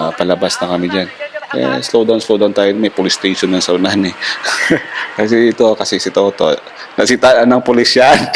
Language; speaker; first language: Filipino; non-native, local second language; Hiligaynon